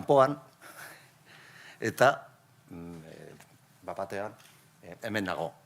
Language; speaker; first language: Basque; non-native, local second language; Spanish